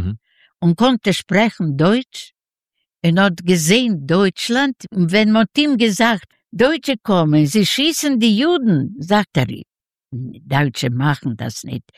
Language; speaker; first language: German; non-native, learner; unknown